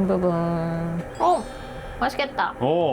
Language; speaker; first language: Korean; non-native, learner; Japanese